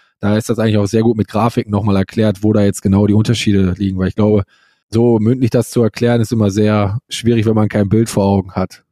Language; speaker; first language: German; native; German